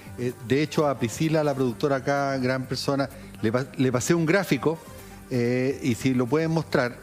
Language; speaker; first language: Spanish; native; Spanish